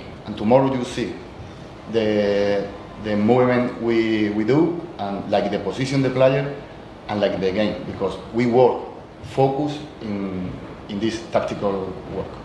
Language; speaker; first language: English; non-native, learner; Spanish